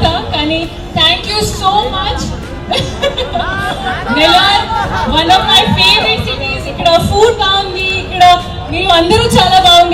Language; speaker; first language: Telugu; non-native, learner; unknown